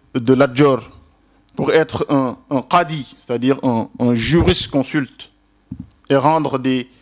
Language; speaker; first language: French; non-native, local second language; Wolof